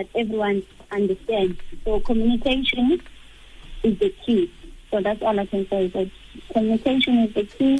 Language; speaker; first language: English; non-native, local second language; Xhosa